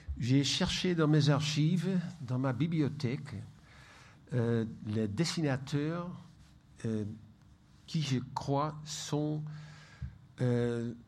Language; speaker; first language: French; non-native, fluent; Dutch